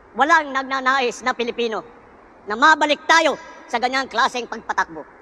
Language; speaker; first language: Filipino; native; Filipino